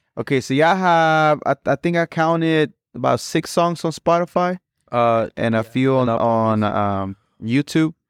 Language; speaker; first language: English; early bilingual, other home language; Spanish